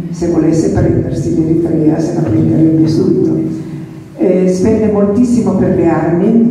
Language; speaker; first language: Italian; early bilingual, heritage; Italian